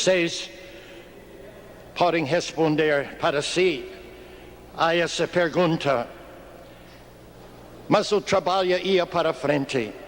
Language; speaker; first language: Portuguese; non-native, fluent; English